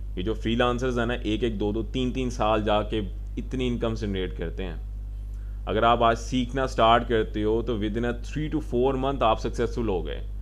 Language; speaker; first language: Urdu; non-native, local second language; Punjabi